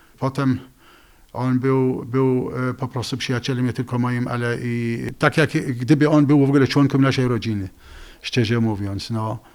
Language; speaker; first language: Polish; non-native, fluent; Arabic